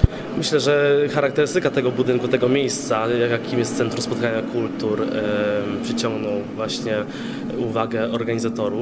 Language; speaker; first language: Polish; early bilingual, other home language; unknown